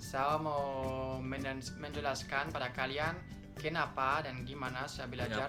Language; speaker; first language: Indonesian; non-native, fluent; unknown